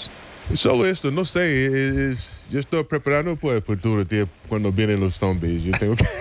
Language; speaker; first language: Spanish; non-native, fluent; English